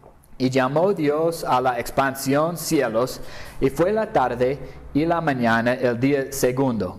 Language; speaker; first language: Spanish; non-native, fluent; English